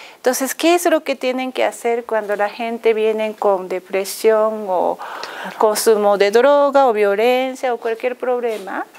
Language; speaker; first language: Spanish; non-native, fluent; Japanese